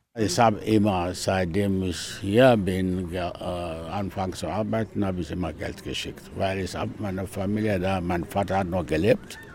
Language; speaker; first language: German; non-native, fluent; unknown